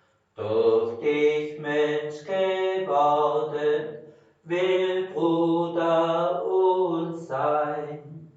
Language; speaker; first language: German; native; German